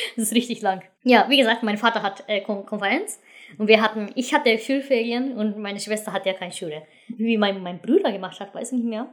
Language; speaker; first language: German; non-native, fluent; Japanese